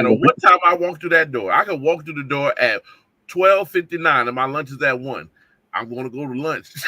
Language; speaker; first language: English; native; English